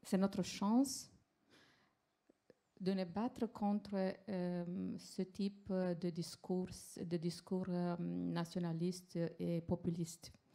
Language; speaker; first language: French; non-native, fluent; Romanian